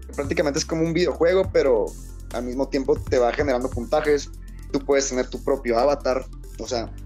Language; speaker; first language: Spanish; native; Spanish